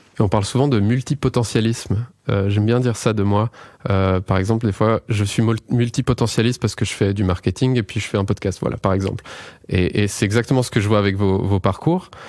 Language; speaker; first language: French; native; French